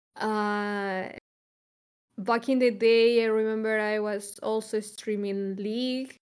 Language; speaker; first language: English; non-native, fluent; Spanish